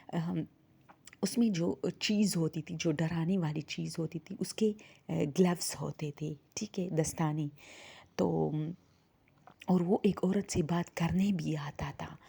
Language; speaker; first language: Urdu; non-native, local second language; Pashto